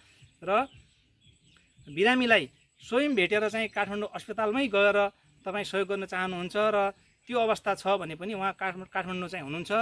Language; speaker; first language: Nepali; native; Nepali